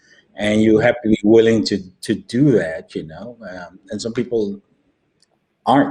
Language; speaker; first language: English; native; English